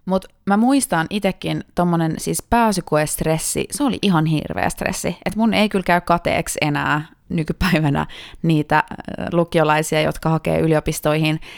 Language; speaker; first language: Finnish; native; Finnish